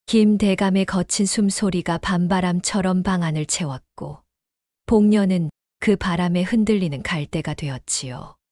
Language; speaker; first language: Korean; native; Korean